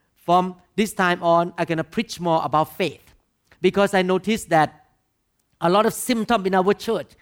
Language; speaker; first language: English; non-native, fluent; Thai